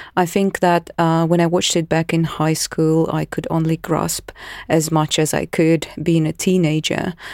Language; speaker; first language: English; non-native, fluent; Russian